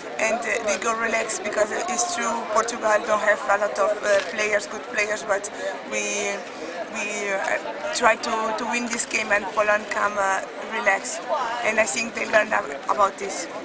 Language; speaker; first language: English; non-native, learner; Portuguese